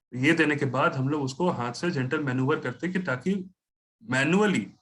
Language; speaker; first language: Hindi; non-native, local second language; Bangla